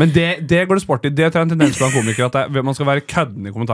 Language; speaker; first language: Norwegian; native; Norwegian